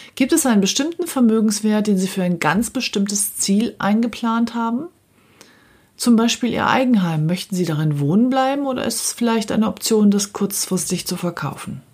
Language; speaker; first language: German; native; German